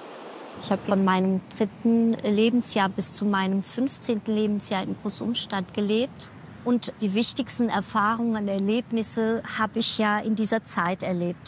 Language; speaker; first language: German; early bilingual, other home language; Portuguese